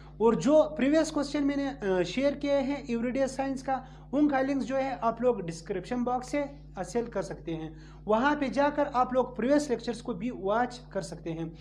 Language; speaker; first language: Urdu; non-native, local second language; Pashto